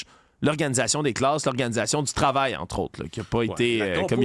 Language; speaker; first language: French; native; French